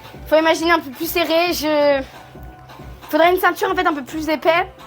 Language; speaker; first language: French; native; French